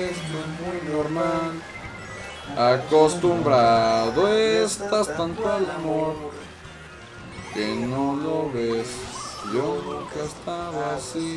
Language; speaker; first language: Spanish; native; Spanish